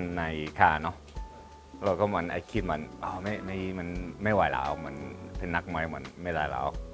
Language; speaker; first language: Thai; non-native, learner; Spanish